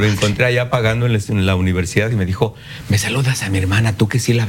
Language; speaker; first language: Spanish; native; Spanish